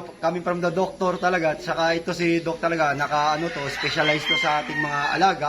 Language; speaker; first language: Filipino; native; Filipino